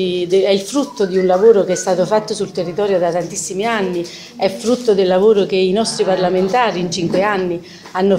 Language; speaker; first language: Italian; native; Italian